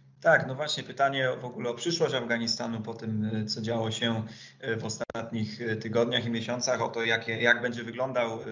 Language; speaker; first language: Polish; native; Polish